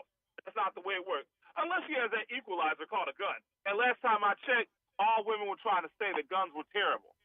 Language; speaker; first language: English; native; English